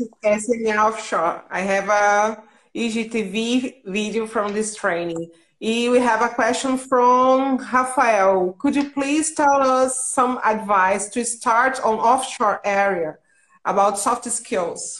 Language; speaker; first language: English; non-native, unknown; Portuguese